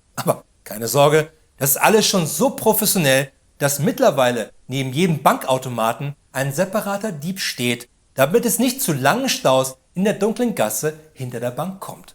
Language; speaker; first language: German; native; German